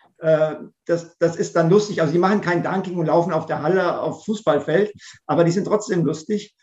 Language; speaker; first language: German; native; German